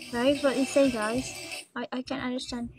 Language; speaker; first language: English; non-native, learner; Indonesian